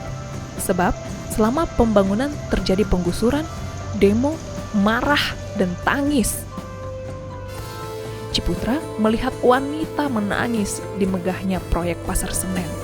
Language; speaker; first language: Indonesian; native; Indonesian